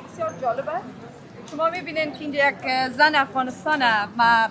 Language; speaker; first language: Persian; native; Persian